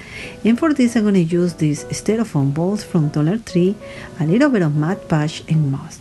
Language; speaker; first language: English; non-native, fluent; Spanish